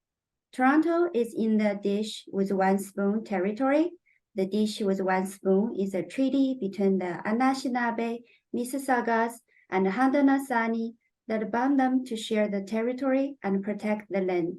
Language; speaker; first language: English; non-native, fluent; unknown